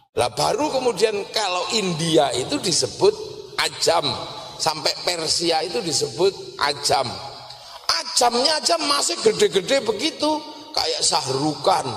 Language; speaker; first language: Indonesian; non-native, local second language; Javanese